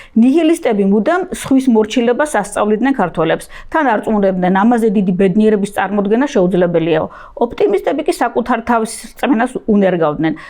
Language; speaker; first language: Georgian; native; Georgian